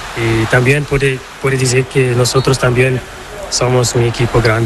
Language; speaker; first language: Spanish; non-native, learner; Portuguese